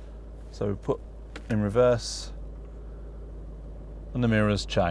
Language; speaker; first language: English; native; English